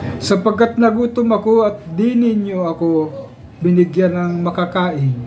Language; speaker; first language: Filipino; native; Filipino